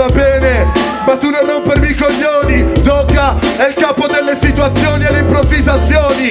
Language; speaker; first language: Italian; native; Italian